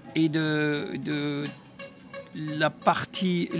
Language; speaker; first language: French; non-native, local second language; Arabic